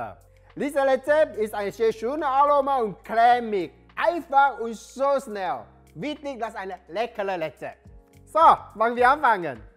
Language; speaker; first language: German; non-native, learner; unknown